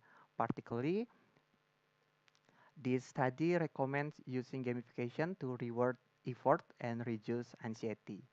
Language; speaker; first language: English; non-native, learner; Indonesian